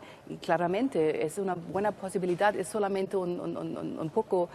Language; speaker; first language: Spanish; non-native, fluent; German